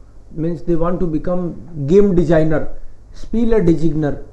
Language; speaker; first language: English; non-native, local second language; Hindi